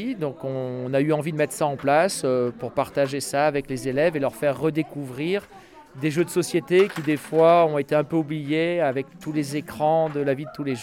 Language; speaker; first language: French; native; French